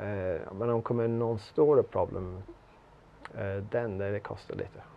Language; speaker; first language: Swedish; non-native, learner; English